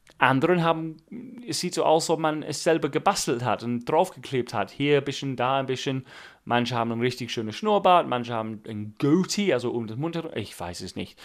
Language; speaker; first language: German; non-native, fluent; English